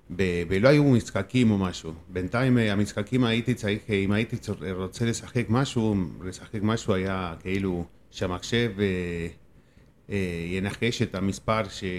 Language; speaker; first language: Hebrew; non-native, fluent; Spanish